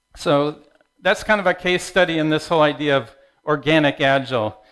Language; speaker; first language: English; native; English